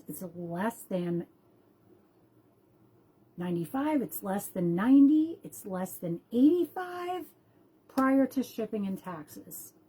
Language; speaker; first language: English; native; English